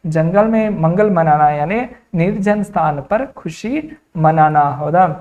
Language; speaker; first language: Hindi; non-native, local second language; Kannada